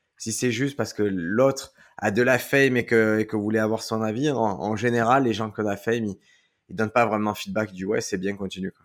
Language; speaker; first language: French; native; French